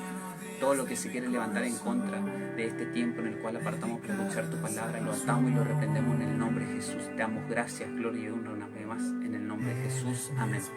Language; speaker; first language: Spanish; native; Spanish